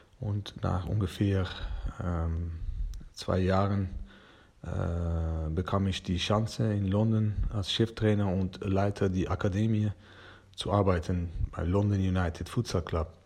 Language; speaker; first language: German; non-native, fluent; Persian